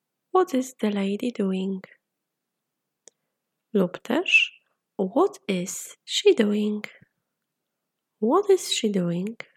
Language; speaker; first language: English; non-native, fluent; Polish